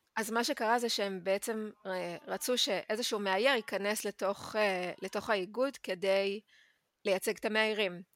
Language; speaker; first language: Hebrew; native; Hebrew